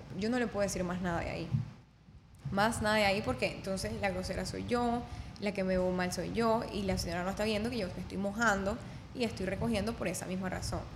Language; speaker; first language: Spanish; native; Spanish